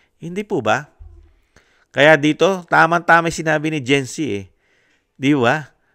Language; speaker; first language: Filipino; native; Filipino